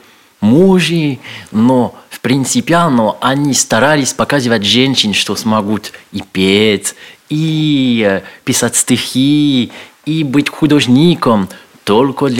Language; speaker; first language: Russian; non-native, learner; French